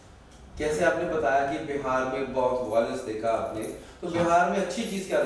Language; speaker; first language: Hindi; native; Hindi